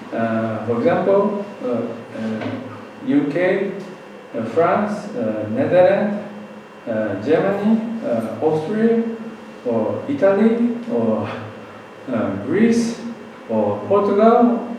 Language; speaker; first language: English; non-native, learner; Japanese